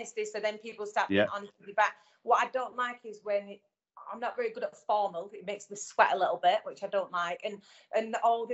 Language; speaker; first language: English; native; English